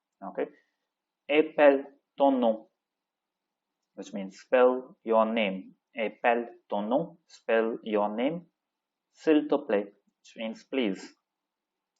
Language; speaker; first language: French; non-native, fluent; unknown